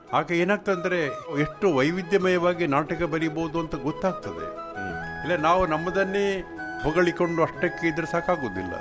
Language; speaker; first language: Kannada; non-native, local second language; Tulu